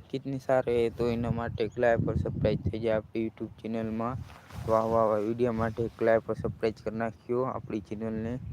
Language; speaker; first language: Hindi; non-native, local second language; Gujarati